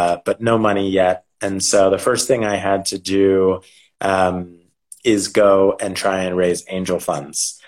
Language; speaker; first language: English; native; English